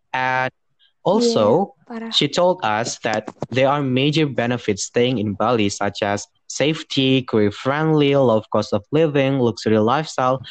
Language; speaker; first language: English; non-native, fluent; Indonesian